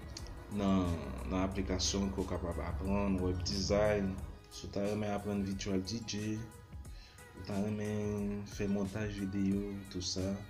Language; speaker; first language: French; non-native, learner; Haitian Creole